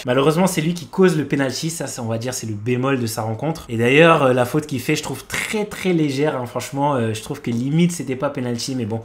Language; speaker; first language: French; native; French